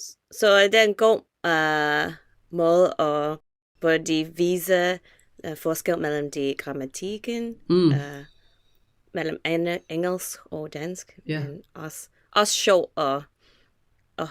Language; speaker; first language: Danish; non-native, learner; English